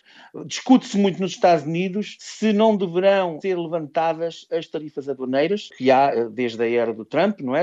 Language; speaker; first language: Portuguese; native; Portuguese